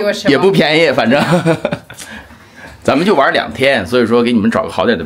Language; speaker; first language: Chinese; native; Chinese